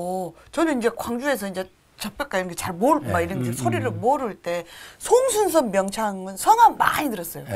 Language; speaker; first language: Korean; native; Korean